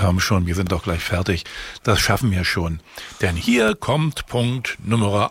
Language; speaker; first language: German; native; German